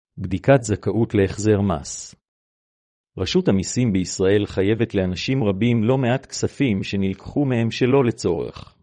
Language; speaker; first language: Hebrew; native; Hebrew